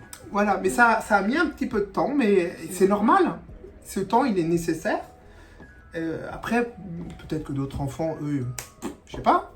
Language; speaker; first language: French; native; French